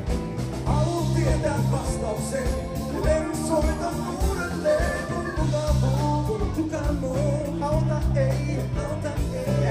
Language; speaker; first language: Finnish; native; Finnish